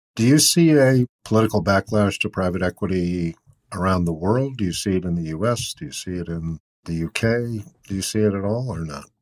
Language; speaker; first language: English; native; English